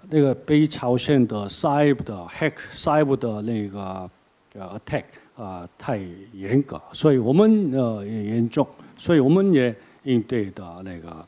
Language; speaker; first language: Chinese; non-native, learner; Korean